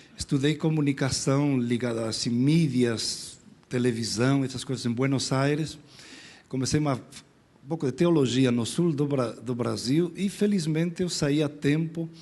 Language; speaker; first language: Portuguese; non-native, fluent; Spanish